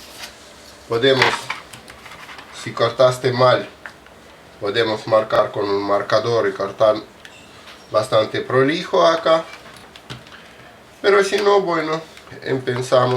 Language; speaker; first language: Spanish; non-native, fluent; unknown